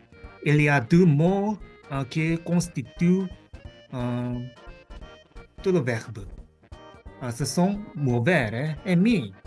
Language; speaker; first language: French; non-native, fluent; Japanese